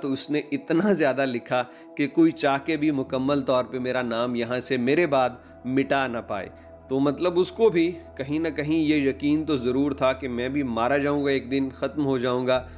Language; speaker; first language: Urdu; non-native, local second language; Punjabi